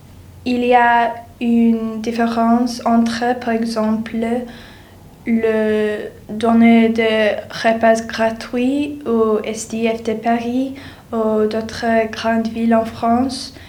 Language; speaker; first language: French; non-native, learner; English